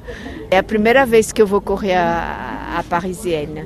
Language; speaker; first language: Portuguese; native; Portuguese